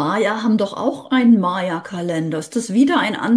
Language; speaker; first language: German; native; German